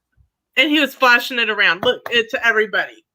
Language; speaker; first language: English; native; English